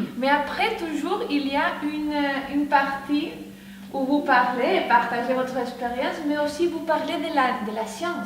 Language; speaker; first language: French; non-native, learner; Spanish